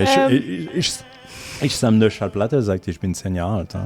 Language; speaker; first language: German; non-native, learner; French